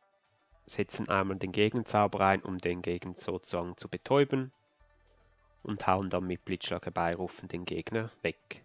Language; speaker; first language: German; native; German